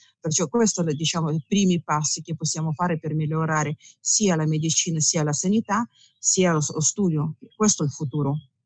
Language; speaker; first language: Italian; non-native, fluent; Russian